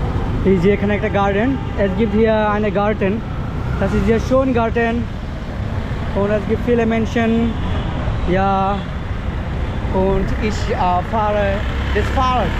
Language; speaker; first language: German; non-native, learner; Bangla